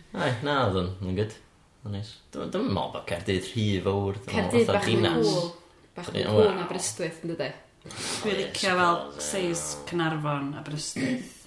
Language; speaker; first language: Welsh; native; Welsh